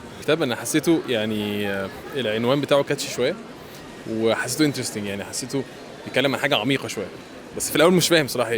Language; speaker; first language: Arabic; native; Arabic